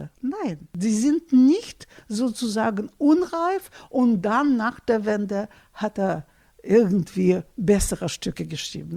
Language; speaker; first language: German; non-native, fluent; Russian